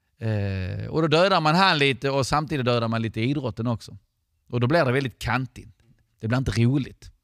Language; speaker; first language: Swedish; non-native, fluent; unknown